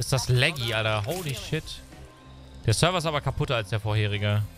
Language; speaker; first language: German; native; German